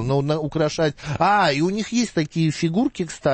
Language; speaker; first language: Russian; native; Russian